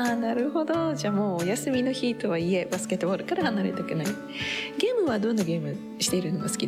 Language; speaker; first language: Japanese; native; Japanese